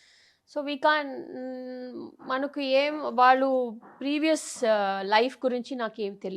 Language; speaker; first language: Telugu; non-native, local second language; Tamil